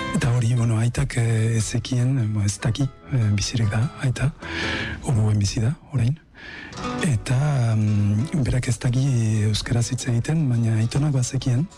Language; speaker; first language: Basque; non-native, fluent; Spanish